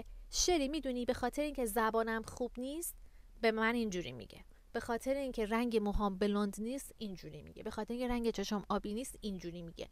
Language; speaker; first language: Persian; native; Persian